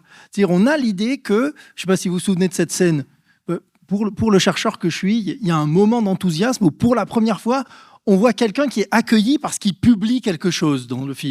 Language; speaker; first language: French; native; French